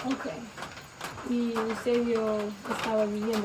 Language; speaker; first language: Spanish; non-native, learner; English